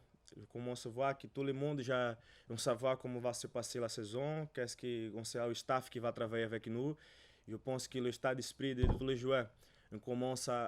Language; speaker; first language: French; non-native, learner; Portuguese